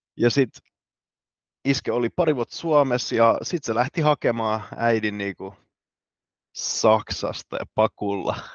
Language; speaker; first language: Finnish; early bilingual, other home language; Bosnian